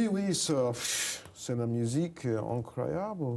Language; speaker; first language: French; non-native, fluent; English